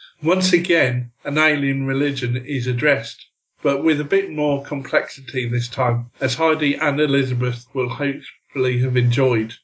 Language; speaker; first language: English; native; English